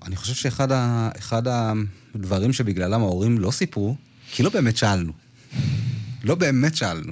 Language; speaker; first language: Hebrew; early bilingual, other home language; Amharic